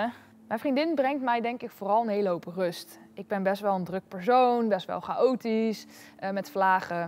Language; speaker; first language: Dutch; native; Dutch